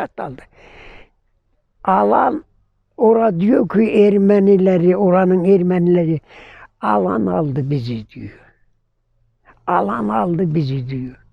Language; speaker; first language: Turkish; native; Turkish